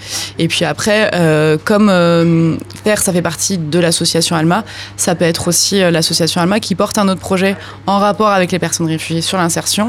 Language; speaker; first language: French; native; French